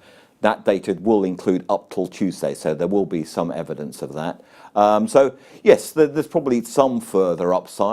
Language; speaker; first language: English; native; English